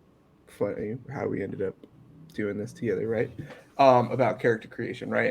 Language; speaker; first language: English; native; English